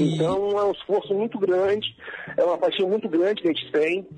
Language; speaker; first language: Portuguese; native; Portuguese